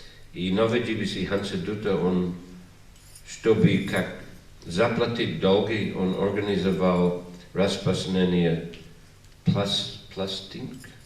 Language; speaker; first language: Russian; non-native, fluent; English